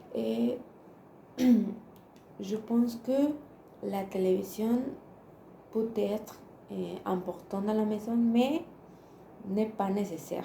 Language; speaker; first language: French; non-native, learner; Spanish